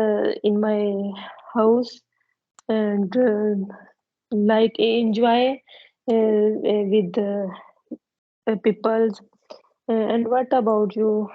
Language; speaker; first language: English; non-native, learner; Punjabi